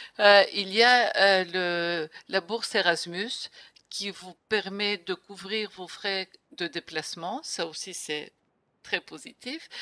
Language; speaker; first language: French; non-native, fluent; Greek